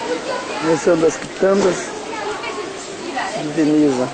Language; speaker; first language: Portuguese; native; Portuguese